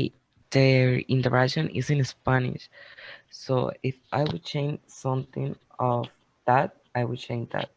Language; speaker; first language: English; non-native, learner; Spanish